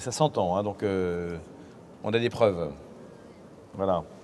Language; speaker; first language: French; native; French